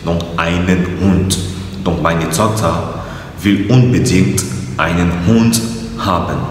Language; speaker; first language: German; non-native, fluent; French